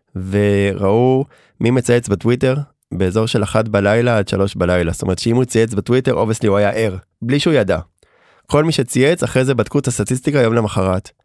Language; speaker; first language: Hebrew; native; Hebrew